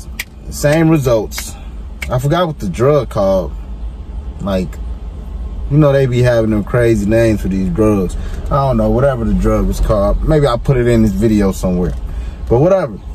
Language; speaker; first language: English; native; English